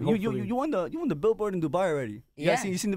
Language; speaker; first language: English; native; English